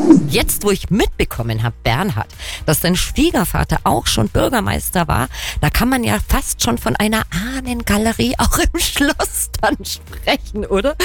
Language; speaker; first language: German; native; German